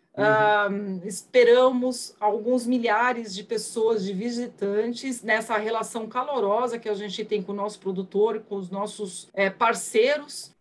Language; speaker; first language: Portuguese; early bilingual, other home language; Spanish